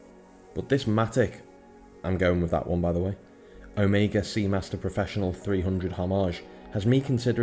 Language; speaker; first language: English; native; English